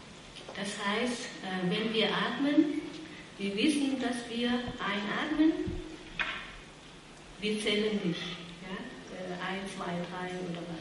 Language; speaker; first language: German; non-native, fluent; Vietnamese